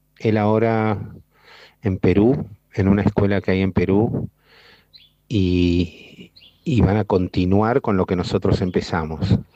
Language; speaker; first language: Spanish; native; Spanish